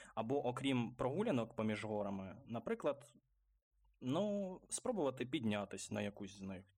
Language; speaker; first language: Ukrainian; non-native, local second language; Russian